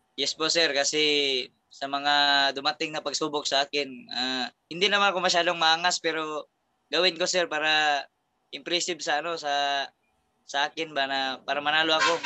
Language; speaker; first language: Filipino; non-native, local second language; Cebuano